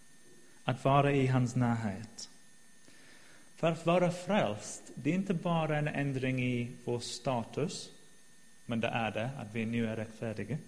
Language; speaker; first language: Swedish; non-native, fluent; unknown